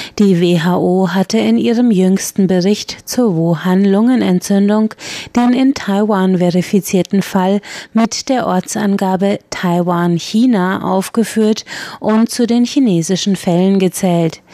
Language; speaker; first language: German; native; German